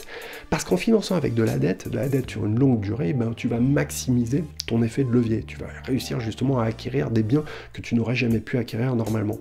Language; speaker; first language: French; native; French